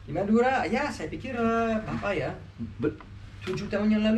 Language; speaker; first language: Indonesian; non-native, learner; English